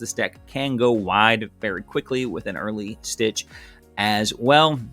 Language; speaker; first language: English; native; English